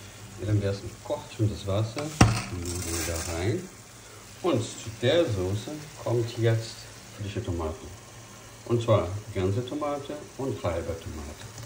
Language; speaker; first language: German; non-native, fluent; Portuguese